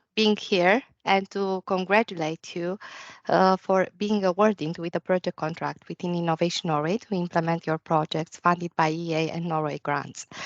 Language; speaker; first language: English; non-native, fluent; Romanian